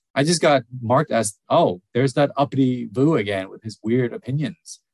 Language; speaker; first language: English; early bilingual, other home language; Vietnamese